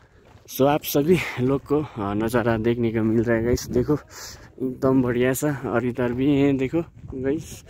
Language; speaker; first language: Hindi; non-native, local second language; Nepali